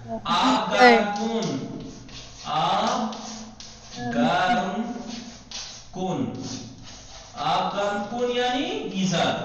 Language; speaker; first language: Persian; non-native, fluent; Urdu